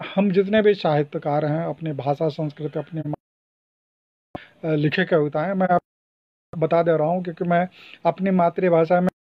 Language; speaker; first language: Hindi; non-native, local second language; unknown